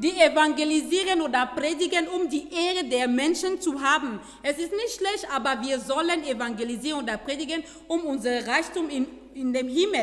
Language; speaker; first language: German; non-native, fluent; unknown